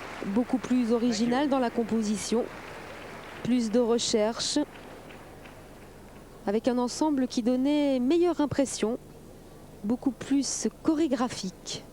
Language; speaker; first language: French; native; French